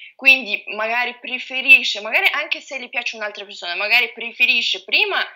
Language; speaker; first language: Italian; non-native, fluent; Russian